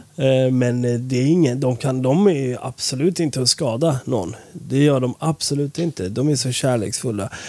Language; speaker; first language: Swedish; non-native, fluent; Persian